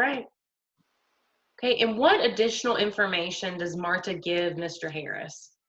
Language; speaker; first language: English; native; English